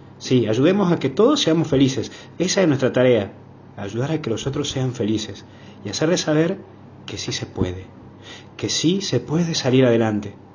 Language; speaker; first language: Spanish; native; Spanish